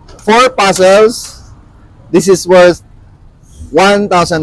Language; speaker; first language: English; non-native, local second language; Cebuano